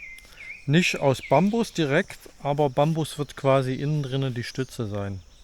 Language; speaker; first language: German; native; German